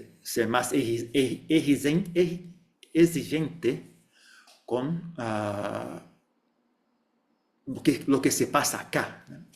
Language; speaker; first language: Spanish; non-native, fluent; Portuguese